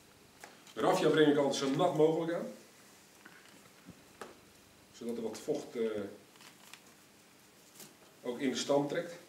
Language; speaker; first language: Dutch; native; Dutch